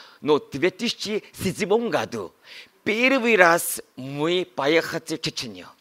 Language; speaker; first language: Russian; non-native, learner; Korean